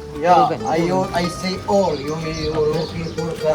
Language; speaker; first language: English; non-native, learner; Arabic